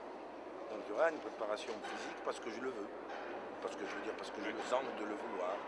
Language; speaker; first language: French; native; French